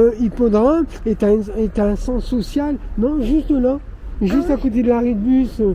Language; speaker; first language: French; native; French